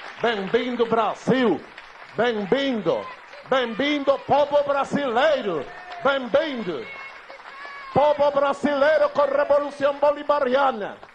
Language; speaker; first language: Portuguese; non-native, learner; Spanish